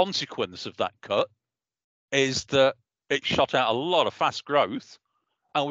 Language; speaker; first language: English; native; English